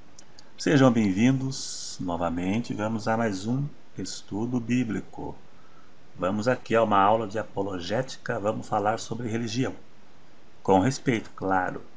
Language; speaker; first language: Portuguese; native; Portuguese